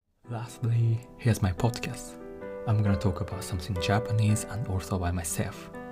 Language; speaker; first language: English; non-native, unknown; Japanese